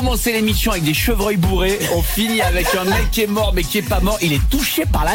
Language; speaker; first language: French; native; French